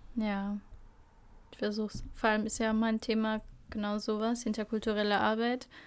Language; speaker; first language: German; early bilingual, other home language; Albanian